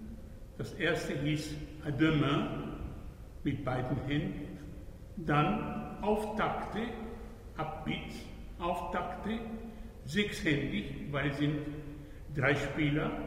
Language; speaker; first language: German; non-native, fluent; Spanish